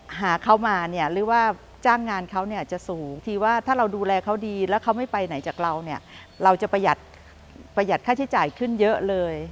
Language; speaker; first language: Thai; native; Thai